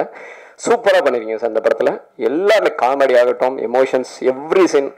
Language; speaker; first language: Tamil; native; Tamil